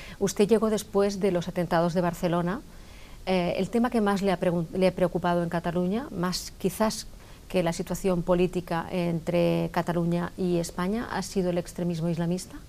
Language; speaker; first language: Spanish; non-native, local second language; Catalan